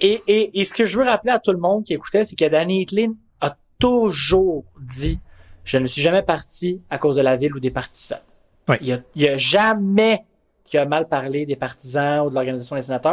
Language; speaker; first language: French; native; French